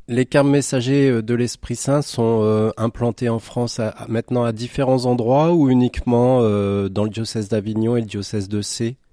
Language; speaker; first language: French; native; French